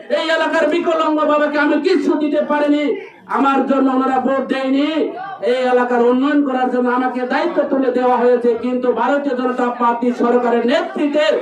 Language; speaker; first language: Bangla; non-native, local second language; Kok Borok